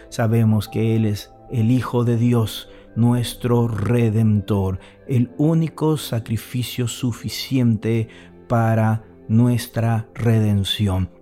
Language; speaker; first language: Spanish; native; Spanish